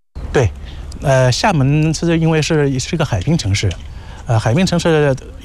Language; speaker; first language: Chinese; native; Chinese